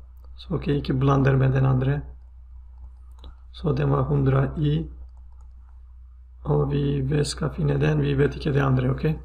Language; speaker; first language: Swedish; non-native, fluent; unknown